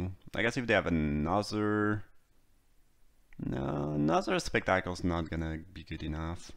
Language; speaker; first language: English; non-native, fluent; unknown